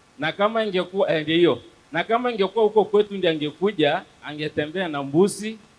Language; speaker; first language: Swahili; non-native, local second language; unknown